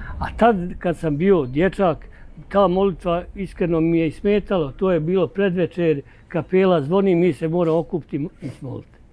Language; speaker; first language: Bosnian; native; Bosnian